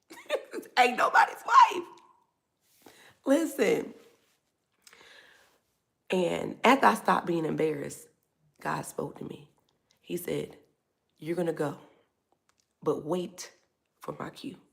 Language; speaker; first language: English; native; English